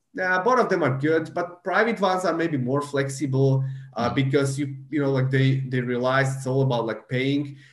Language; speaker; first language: English; non-native, fluent; Slovak